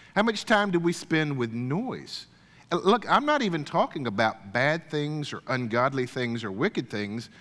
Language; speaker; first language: English; native; English